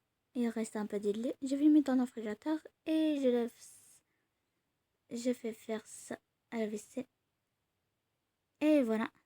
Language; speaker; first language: French; non-native, learner; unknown